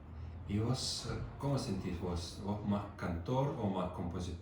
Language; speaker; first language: Spanish; non-native, fluent; Russian